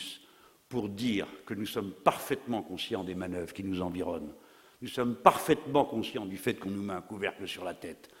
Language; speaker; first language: French; native; French